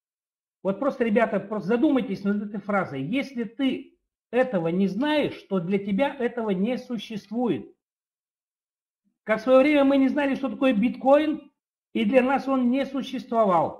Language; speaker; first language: Russian; native; Russian